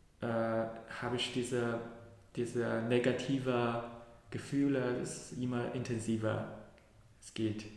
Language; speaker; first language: German; non-native, learner; Cantonese